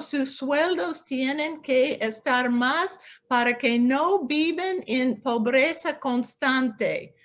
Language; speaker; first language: Spanish; non-native, local second language; English